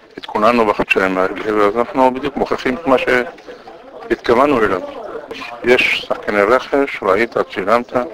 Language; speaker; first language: Hebrew; non-native, local second language; Arabic